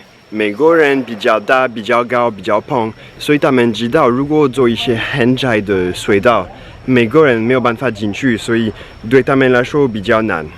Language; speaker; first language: Chinese; non-native, fluent; French